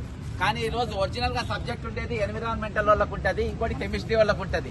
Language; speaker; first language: Telugu; native; Telugu